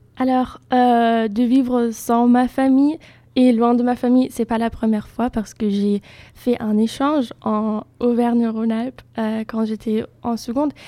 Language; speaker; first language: French; non-native, fluent; German